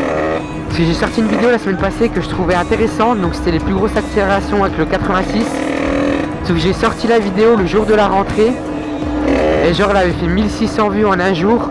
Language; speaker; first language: French; native; French